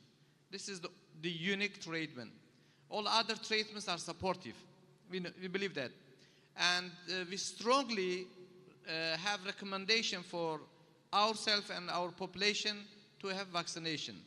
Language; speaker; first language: English; non-native, learner; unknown